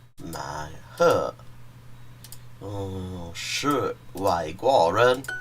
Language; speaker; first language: Chinese; non-native, learner; English